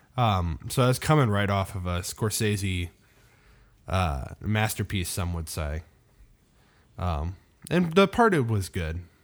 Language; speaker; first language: English; native; English